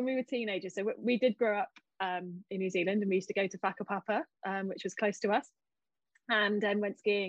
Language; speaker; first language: English; native; English